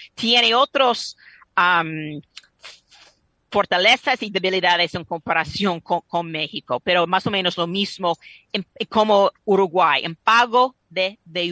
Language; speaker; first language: Spanish; non-native, fluent; English